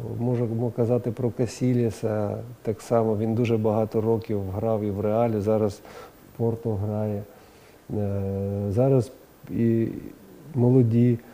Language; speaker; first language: Ukrainian; non-native, local second language; Russian